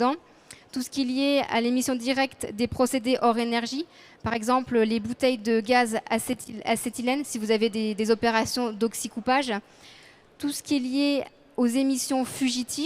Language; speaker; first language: French; native; French